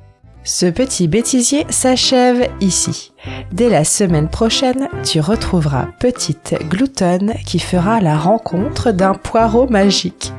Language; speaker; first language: French; native; French